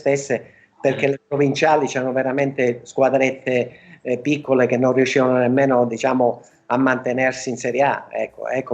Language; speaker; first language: Italian; native; Italian